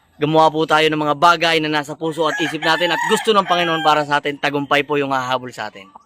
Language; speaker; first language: Filipino; native; Filipino